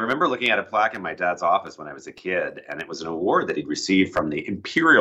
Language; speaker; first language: English; native; English